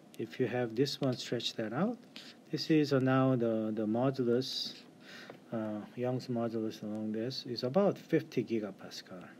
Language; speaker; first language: English; non-native, fluent; Korean